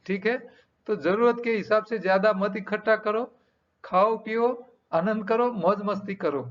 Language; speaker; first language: Hindi; non-native, local second language; Gujarati